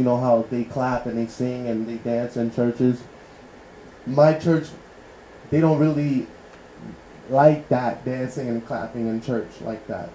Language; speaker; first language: English; native; English